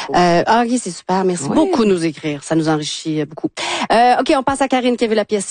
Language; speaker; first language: French; native; French